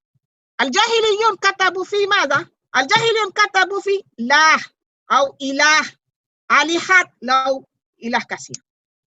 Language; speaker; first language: Arabic; non-native, fluent; Malay